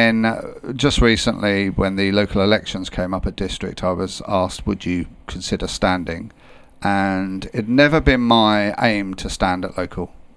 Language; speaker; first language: English; native; English